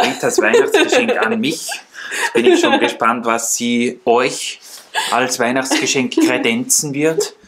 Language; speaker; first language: German; native; German